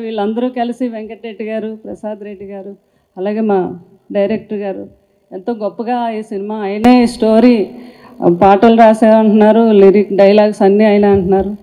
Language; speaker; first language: Telugu; native; Telugu